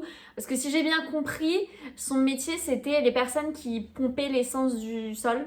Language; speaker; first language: French; native; French